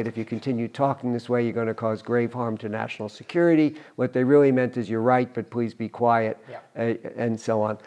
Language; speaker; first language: English; native; English